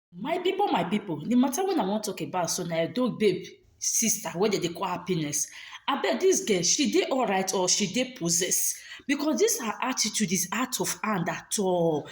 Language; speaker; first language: Nigerian Pidgin; native; Nigerian Pidgin